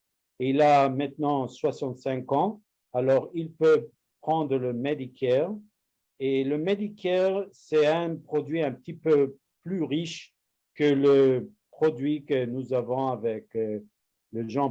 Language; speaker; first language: French; non-native, learner; Spanish